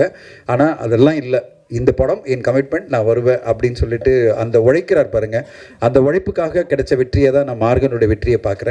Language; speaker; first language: Tamil; native; Tamil